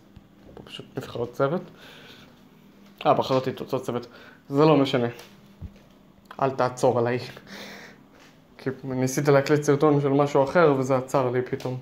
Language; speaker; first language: Hebrew; native; Hebrew